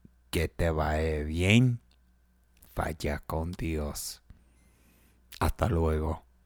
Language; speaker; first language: Spanish; early bilingual, other home language; English